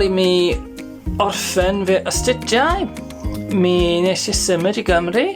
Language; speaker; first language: Welsh; non-native, learner; German